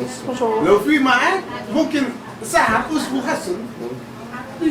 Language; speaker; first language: Arabic; non-native, learner; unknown